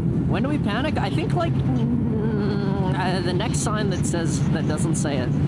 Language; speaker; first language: English; native; English